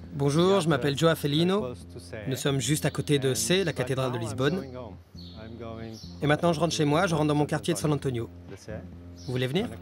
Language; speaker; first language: French; non-native, fluent; Portuguese